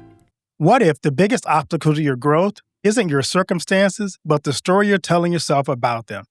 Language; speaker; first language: English; native; English